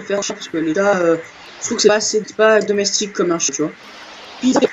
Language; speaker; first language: French; native; French